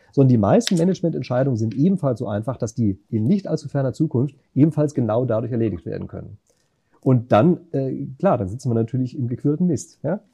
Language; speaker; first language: German; native; German